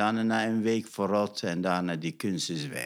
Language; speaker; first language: Dutch; non-native, fluent; Arabic